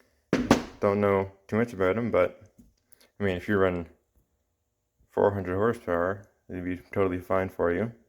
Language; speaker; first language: English; native; English